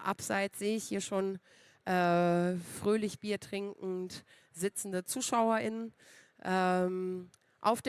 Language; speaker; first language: German; native; German